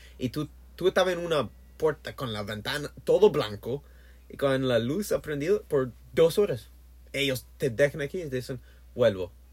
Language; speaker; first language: Spanish; non-native, learner; English